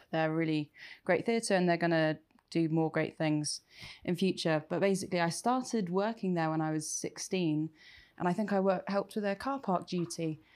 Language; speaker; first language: English; native; English